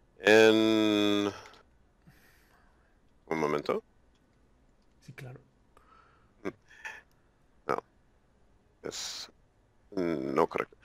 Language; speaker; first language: Spanish; non-native, learner; English